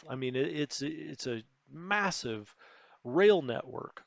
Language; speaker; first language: English; native; English